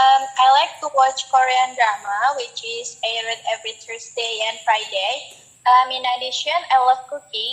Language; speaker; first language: English; non-native, learner; Indonesian